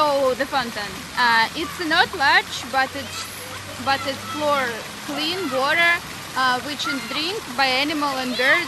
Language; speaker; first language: English; non-native, learner; Russian